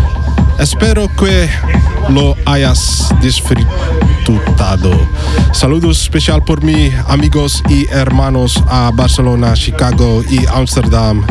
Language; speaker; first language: Spanish; non-native, fluent; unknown